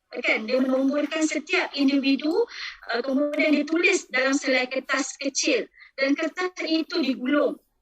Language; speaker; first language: Malay; native; Malay